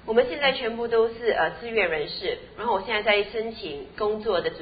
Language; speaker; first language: Chinese; native; Chinese